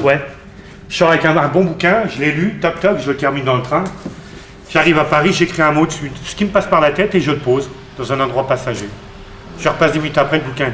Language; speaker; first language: French; native; French